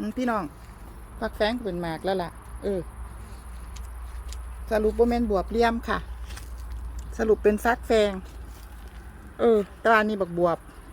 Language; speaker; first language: Thai; native; Thai